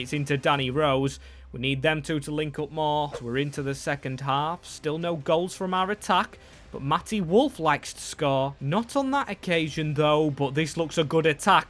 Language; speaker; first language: English; native; English